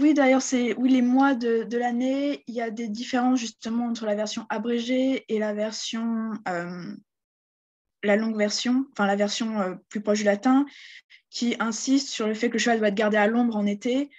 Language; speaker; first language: French; native; French